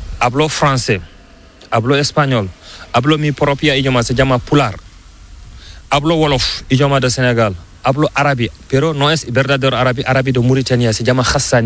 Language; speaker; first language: Spanish; non-native, learner; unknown